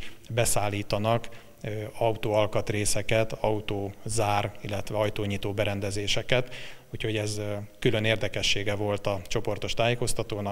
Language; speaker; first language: Hungarian; native; Hungarian